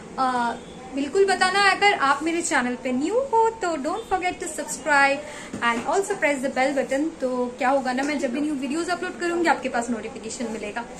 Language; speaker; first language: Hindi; non-native, local second language; Bangla